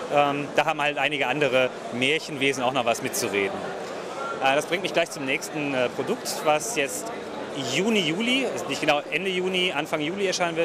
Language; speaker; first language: German; native; German